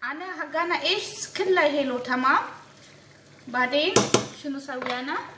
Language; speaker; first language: Arabic; non-native, learner; Amharic